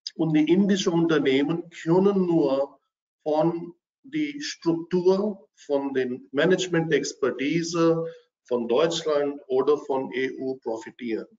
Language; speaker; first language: German; non-native, fluent; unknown